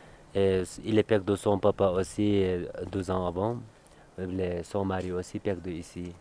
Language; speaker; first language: French; non-native, learner; Sherpa